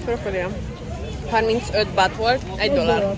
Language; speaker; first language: Hungarian; early bilingual, heritage; Hungarian